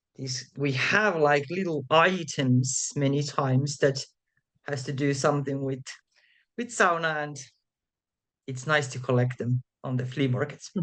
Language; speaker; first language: English; non-native, fluent; Finnish